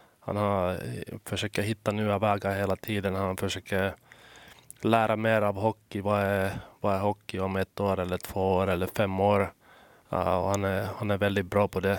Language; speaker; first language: Swedish; non-native, local second language; Finnish